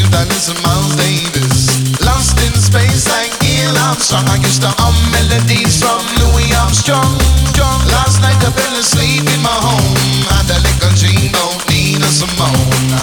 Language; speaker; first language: English; non-native, fluent; German